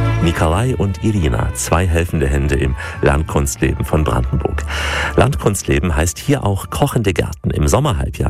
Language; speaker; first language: German; native; German